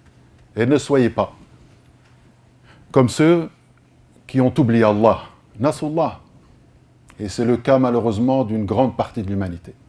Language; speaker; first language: French; native; French